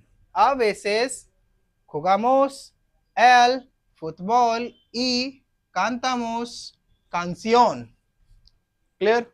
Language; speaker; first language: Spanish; non-native, fluent; Hindi